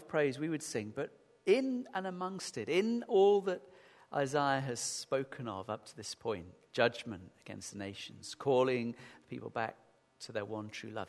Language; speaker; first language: English; native; English